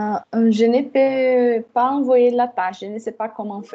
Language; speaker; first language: French; non-native, fluent; Portuguese